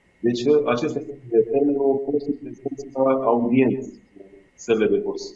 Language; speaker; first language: Romanian; non-native, local second language; Russian